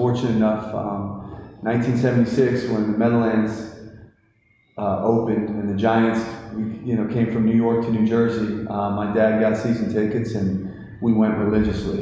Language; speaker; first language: English; native; English